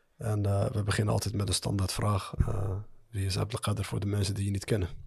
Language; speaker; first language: Dutch; early bilingual, other home language; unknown